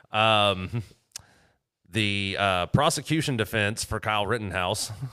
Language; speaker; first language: English; native; English